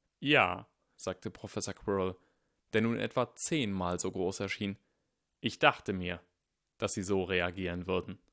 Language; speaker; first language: German; native; German